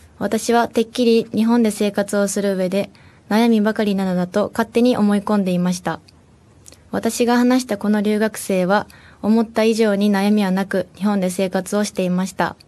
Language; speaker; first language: Japanese; native; Japanese